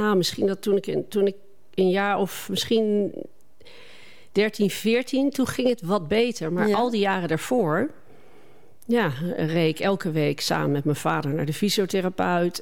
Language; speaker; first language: Dutch; native; Dutch